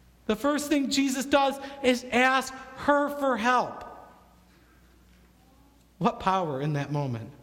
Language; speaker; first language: English; native; English